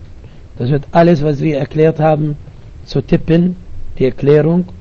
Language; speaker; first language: German; non-native, learner; Arabic